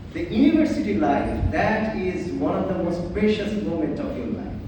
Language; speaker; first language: English; non-native, local second language; Bangla